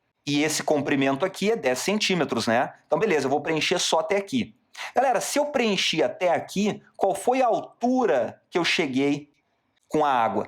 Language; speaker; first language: Portuguese; native; Portuguese